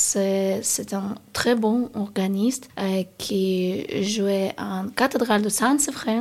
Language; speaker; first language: French; non-native, learner; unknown